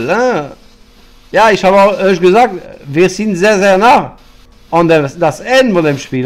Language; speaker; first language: German; non-native, fluent; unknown